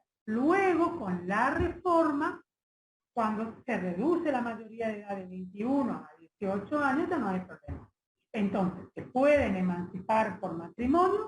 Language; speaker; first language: Spanish; native; Spanish